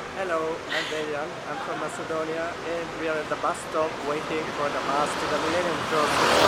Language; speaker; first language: English; non-native, fluent; Macedonian